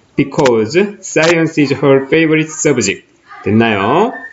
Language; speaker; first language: English; non-native, fluent; Korean